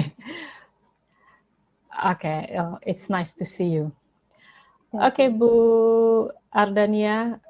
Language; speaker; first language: English; non-native, learner; Indonesian